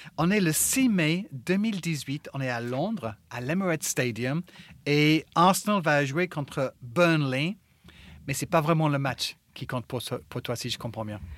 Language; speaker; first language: French; non-native, fluent; English